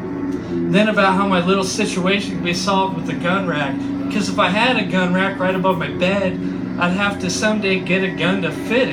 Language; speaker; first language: English; native; English